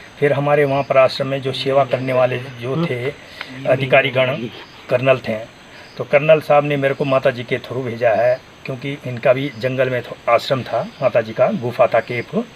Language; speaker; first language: Hindi; native; Hindi